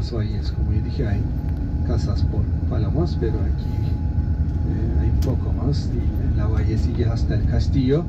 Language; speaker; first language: Spanish; non-native, fluent; Turkish